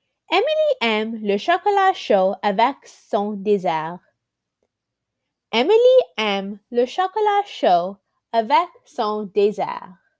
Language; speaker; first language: French; non-native, learner; English